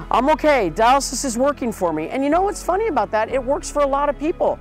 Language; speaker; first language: English; native; English